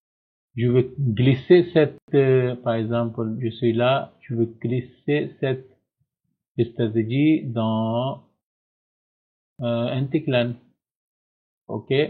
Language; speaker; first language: French; non-native, learner; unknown